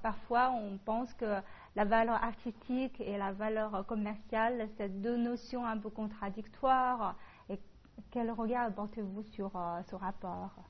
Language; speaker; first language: French; non-native, fluent; Chinese